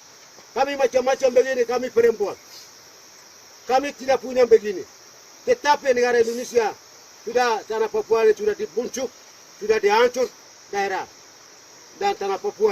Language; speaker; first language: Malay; non-native, local second language; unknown